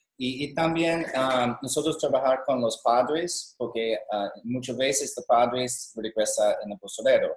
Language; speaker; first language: Spanish; non-native, learner; English